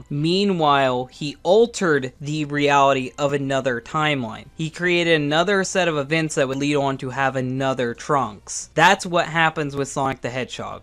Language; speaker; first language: English; native; English